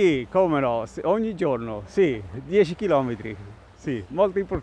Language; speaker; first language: Italian; early bilingual, heritage; Italian